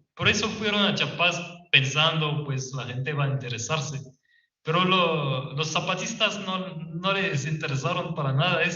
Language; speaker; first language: Spanish; non-native, fluent; French